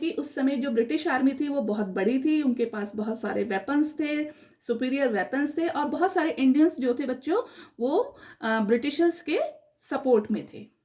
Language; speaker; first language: Hindi; native; Hindi